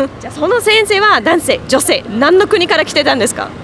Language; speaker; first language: Japanese; non-native, fluent; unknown